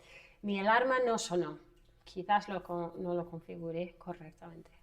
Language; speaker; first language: Spanish; non-native, fluent; English